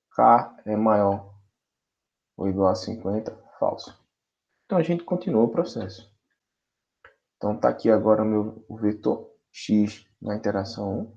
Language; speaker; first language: Portuguese; native; Portuguese